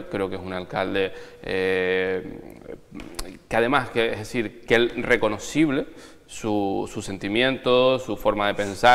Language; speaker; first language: Spanish; native; Spanish